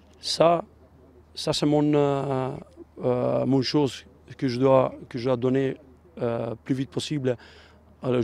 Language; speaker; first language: French; non-native, learner; Albanian